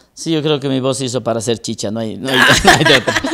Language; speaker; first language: Spanish; native; Spanish